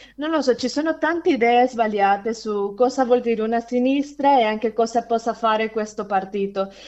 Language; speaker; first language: Italian; non-native, fluent; Spanish